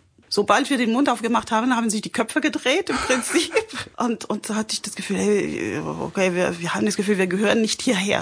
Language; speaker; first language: German; non-native, fluent; French